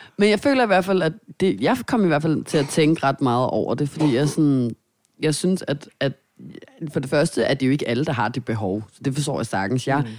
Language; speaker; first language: Danish; native; Danish